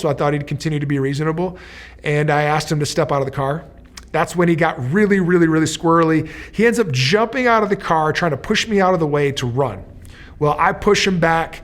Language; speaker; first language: English; native; English